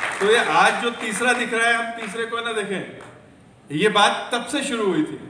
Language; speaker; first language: Hindi; native; Hindi